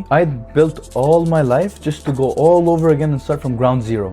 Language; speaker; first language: English; non-native, fluent; Arabic